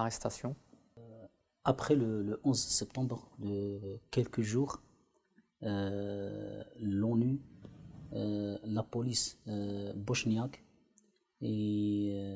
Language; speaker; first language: French; non-native, learner; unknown